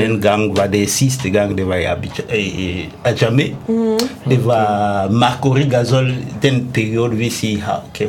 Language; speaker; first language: Danish; non-native, fluent; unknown